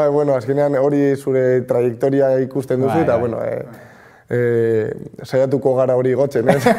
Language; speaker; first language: Basque; non-native, local second language; Spanish